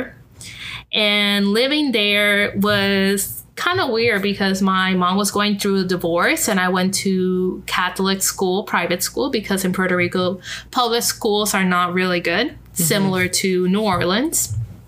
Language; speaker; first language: English; non-native, fluent; Spanish